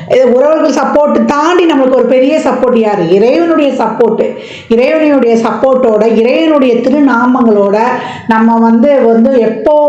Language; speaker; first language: Tamil; native; Tamil